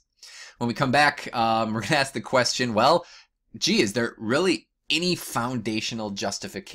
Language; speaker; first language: English; native; English